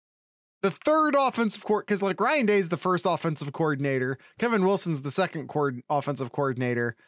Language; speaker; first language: English; native; English